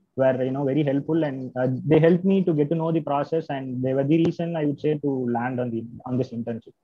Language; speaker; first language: English; non-native, local second language; Tamil